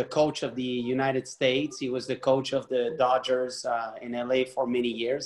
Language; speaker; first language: English; non-native, fluent; French